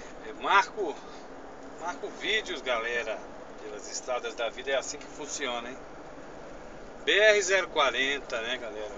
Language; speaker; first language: Portuguese; native; Portuguese